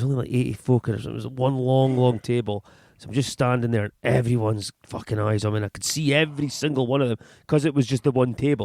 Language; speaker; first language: English; native; English